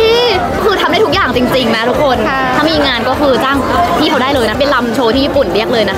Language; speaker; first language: Thai; native; Thai